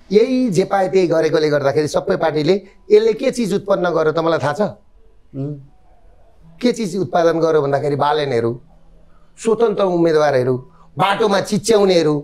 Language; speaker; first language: Nepali; native; Nepali